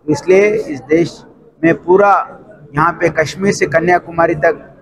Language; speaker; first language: Hindi; non-native, local second language; Kannada